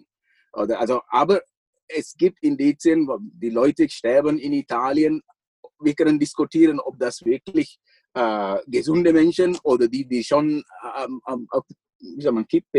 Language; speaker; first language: German; non-native, fluent; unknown